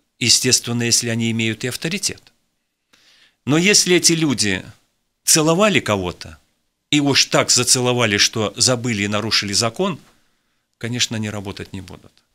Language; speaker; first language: Russian; native; Russian